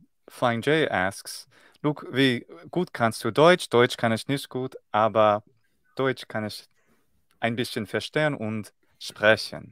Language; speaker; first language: German; non-native, learner; English